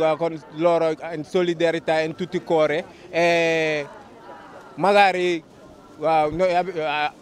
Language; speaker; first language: Italian; non-native, learner; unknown